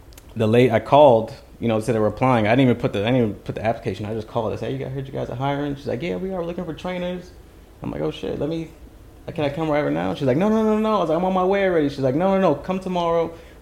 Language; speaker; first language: English; native; English